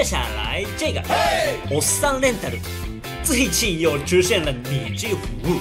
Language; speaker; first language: Chinese; non-native, fluent; Japanese